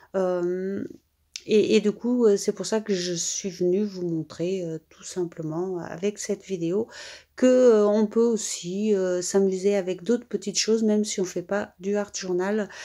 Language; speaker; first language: French; native; French